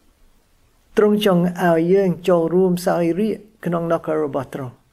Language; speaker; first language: Khmer; non-native, fluent; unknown